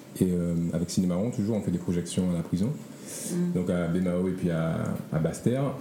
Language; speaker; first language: French; native; French